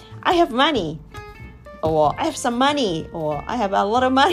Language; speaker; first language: English; non-native, learner; Japanese